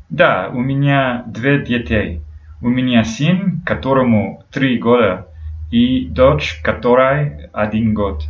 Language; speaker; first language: Russian; non-native, learner; English